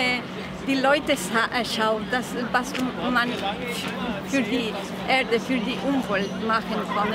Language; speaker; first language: German; non-native, fluent; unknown